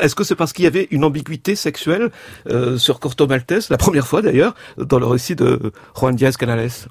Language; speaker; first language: French; native; French